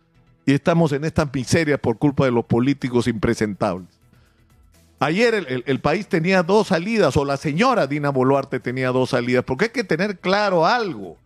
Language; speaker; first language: Spanish; native; Spanish